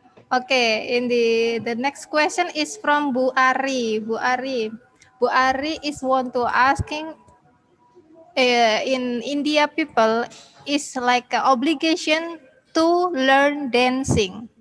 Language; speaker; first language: English; non-native, learner; Indonesian